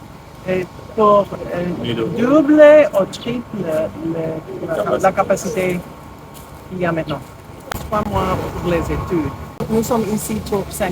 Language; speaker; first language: French; non-native, learner; English